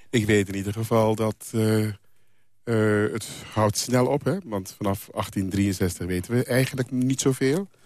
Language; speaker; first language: Dutch; non-native, local second language; Papiamento